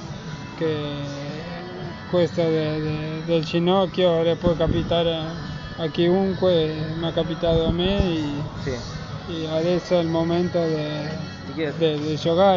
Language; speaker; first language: Italian; non-native, fluent; Spanish